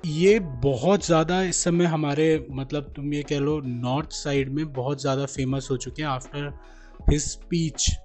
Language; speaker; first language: Hindi; native; Hindi